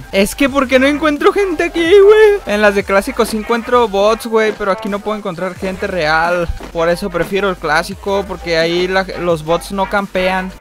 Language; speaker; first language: Spanish; native; Spanish